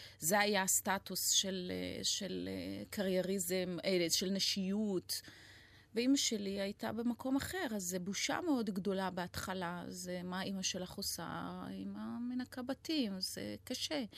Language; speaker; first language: Hebrew; non-native, local second language; Arabic